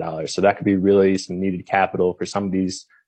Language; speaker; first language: English; native; English